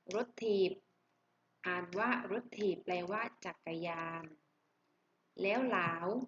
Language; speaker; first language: Thai; native; Thai